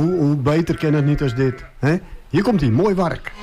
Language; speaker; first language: Dutch; native; Dutch